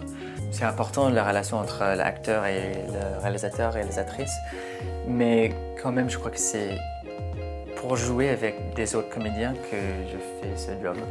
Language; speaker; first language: French; non-native, fluent; English